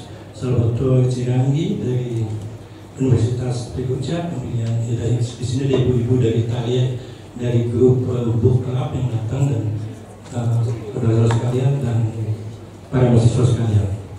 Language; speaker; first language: Indonesian; native; Indonesian